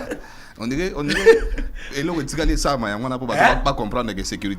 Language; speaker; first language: French; non-native, local second language; Lingala